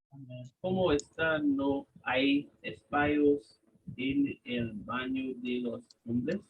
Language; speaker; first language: Spanish; non-native, learner; English